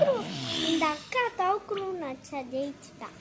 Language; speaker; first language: Tamil; native; Tamil